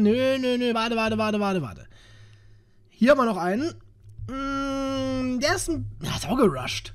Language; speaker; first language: German; native; German